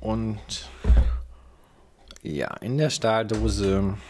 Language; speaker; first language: German; native; German